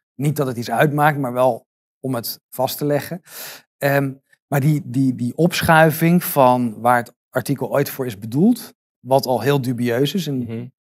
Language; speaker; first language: Dutch; native; Dutch